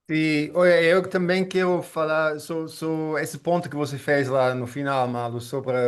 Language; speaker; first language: Portuguese; non-native, fluent; English